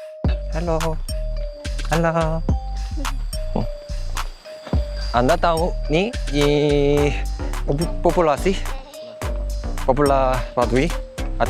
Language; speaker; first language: Indonesian; non-native, fluent; Korean